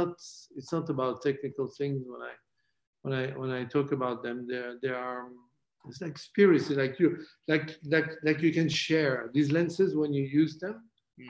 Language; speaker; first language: English; non-native, fluent; French